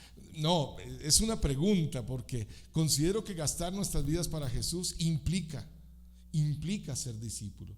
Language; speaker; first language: Spanish; native; Spanish